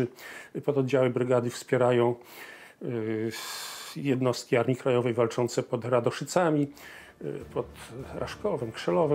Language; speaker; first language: Polish; native; Polish